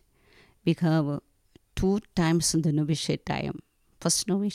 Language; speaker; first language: English; non-native, local second language; Malayalam